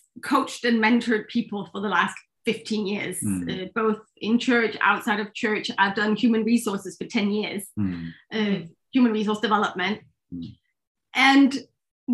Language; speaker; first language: English; non-native, fluent; Danish